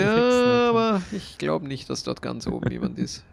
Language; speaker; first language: German; native; German